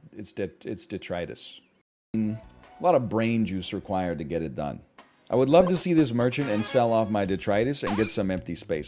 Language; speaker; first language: English; native; English